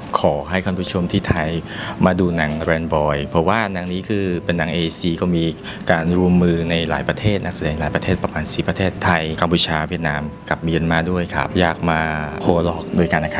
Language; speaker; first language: Thai; non-native, learner; Khmer